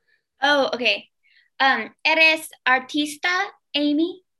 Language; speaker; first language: Spanish; non-native, learner; English